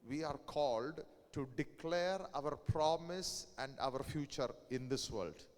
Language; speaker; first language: English; non-native, local second language; Malayalam